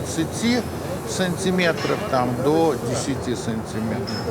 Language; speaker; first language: Russian; native; Russian